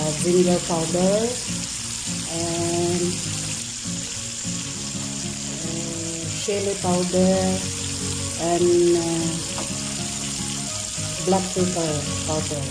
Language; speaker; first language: English; non-native, local second language; Filipino